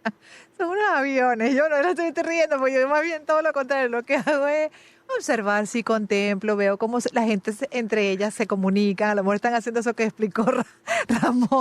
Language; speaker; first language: Spanish; native; Spanish